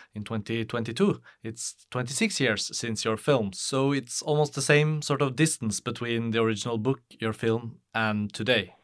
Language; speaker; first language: English; non-native, fluent; Norwegian